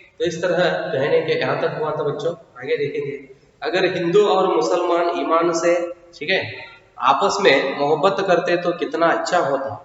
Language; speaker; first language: Hindi; non-native, local second language; Kannada